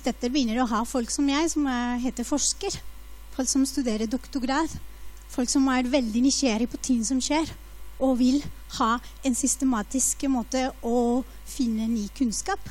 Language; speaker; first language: Norwegian; non-native, fluent; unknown